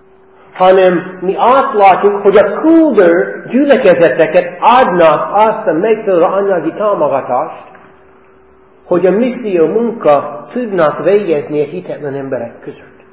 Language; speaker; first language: Hungarian; non-native, fluent; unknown